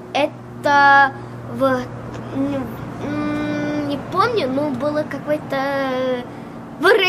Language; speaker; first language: Russian; early bilingual, heritage; Russian